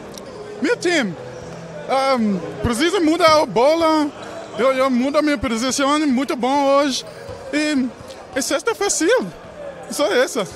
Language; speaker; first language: Portuguese; non-native, learner; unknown